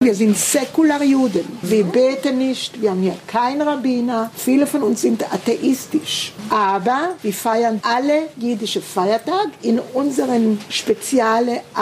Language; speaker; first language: German; early bilingual, heritage; German